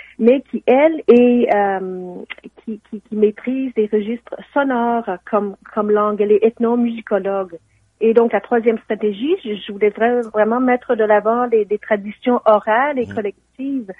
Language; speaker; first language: French; native; French